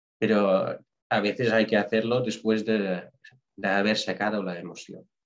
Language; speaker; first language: Spanish; non-native, fluent; Dutch